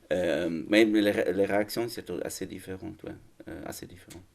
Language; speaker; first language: French; non-native, learner; German